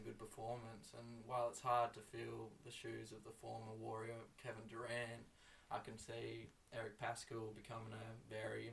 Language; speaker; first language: English; native; English